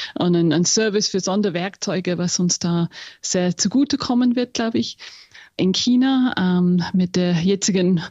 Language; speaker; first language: German; non-native, fluent; English